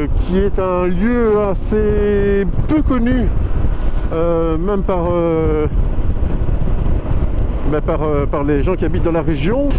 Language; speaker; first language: French; native; French